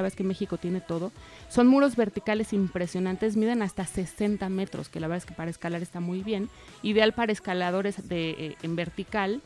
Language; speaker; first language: Spanish; native; Spanish